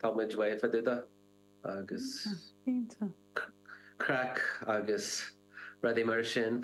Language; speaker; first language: Irish; non-native, learner; English